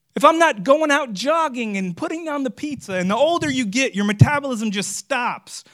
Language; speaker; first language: English; native; English